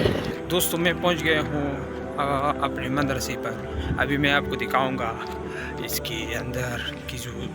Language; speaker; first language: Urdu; non-native, local second language; Pashto